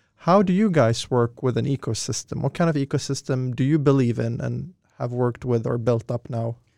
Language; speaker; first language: English; non-native, fluent; Swedish